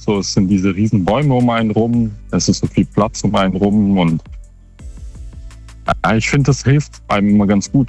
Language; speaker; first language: German; native; German